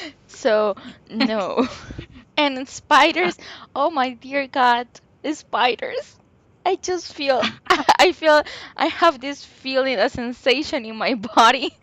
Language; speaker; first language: English; non-native, local second language; Spanish